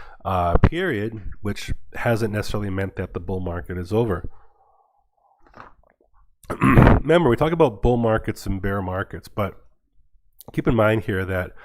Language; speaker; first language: English; native; English